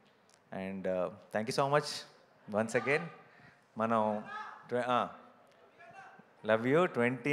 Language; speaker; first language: Telugu; native; Telugu